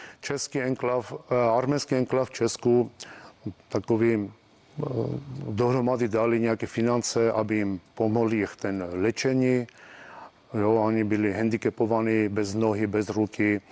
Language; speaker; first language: Czech; non-native, fluent; Armenian